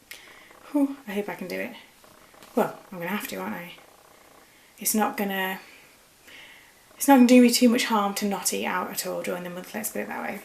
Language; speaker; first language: English; native; English